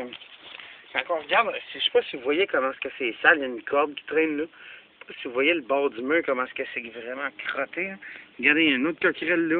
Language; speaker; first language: French; native; French